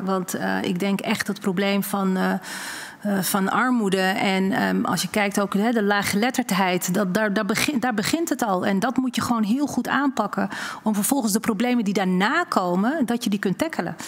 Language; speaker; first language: Dutch; native; Dutch